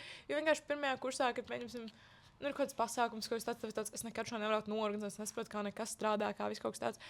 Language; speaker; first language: Latvian; native; Latvian